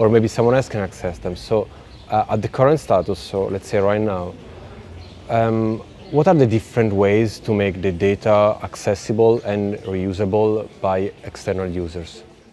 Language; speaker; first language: English; non-native, fluent; Italian